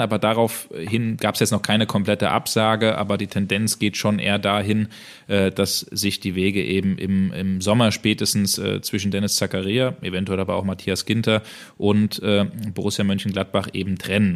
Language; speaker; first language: German; native; German